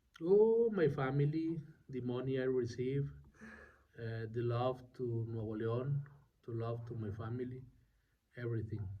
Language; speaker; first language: English; non-native, learner; Spanish